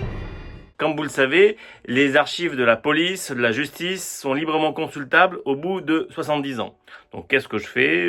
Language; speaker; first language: French; native; French